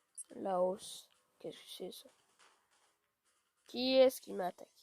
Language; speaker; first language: French; native; French